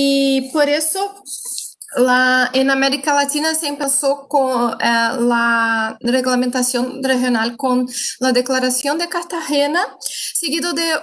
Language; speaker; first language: Spanish; non-native, fluent; Portuguese